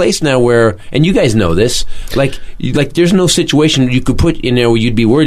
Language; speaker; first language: English; native; English